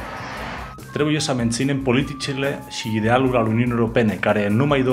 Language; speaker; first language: Romanian; non-native, fluent; Spanish